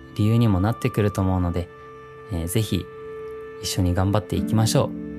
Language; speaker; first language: Japanese; early bilingual, heritage; Japanese